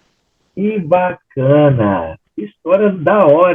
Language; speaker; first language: Portuguese; native; Portuguese